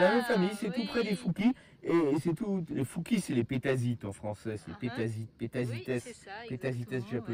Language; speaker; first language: French; native; French